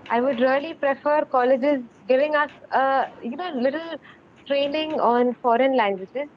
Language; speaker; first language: English; non-native, local second language; Marathi